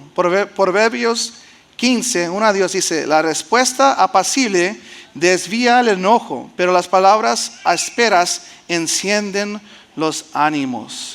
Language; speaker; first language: Spanish; early bilingual, heritage; Spanish